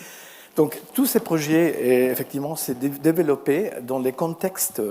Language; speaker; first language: French; non-native, fluent; Spanish